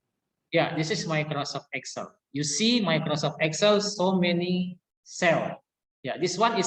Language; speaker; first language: English; non-native, learner; Indonesian